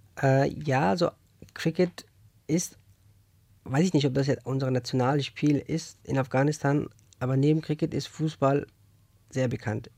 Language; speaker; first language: German; non-native, fluent; Persian